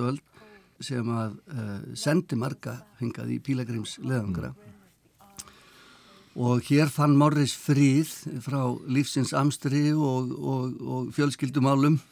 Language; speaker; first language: Icelandic; native; Icelandic